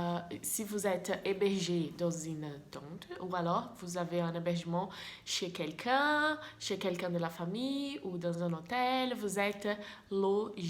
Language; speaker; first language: French; non-native, fluent; Portuguese